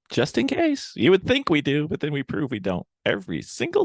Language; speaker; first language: English; native; English